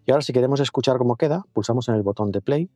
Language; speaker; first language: Spanish; native; Spanish